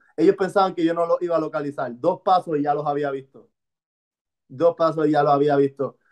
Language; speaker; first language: Spanish; native; Spanish